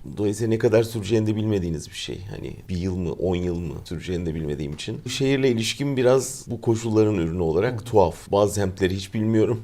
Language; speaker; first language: Turkish; native; Turkish